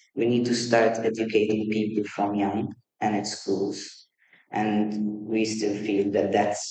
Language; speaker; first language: English; non-native, fluent; Maltese